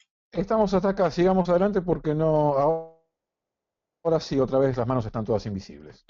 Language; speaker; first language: Spanish; native; Spanish